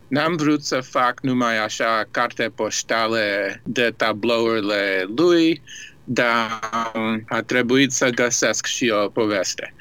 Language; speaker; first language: Romanian; early bilingual, heritage; Romanian